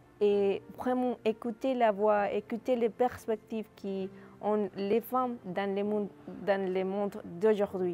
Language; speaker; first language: French; non-native, fluent; Spanish